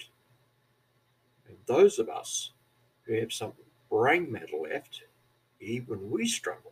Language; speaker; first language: English; native; English